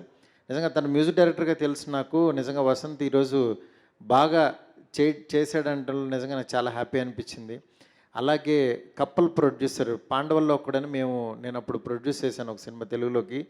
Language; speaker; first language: Telugu; native; Telugu